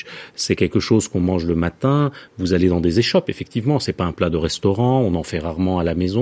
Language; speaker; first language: French; non-native, local second language; Arabic